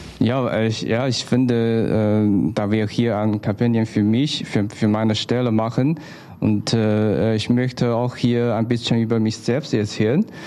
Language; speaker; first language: German; non-native, learner; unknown